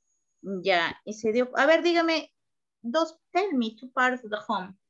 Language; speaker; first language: English; non-native, learner; Spanish